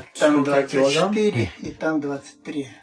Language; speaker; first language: Russian; native; Russian